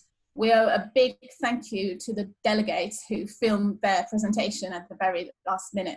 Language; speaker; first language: English; native; English